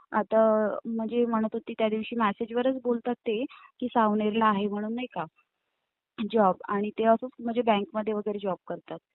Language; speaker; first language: Marathi; native; Marathi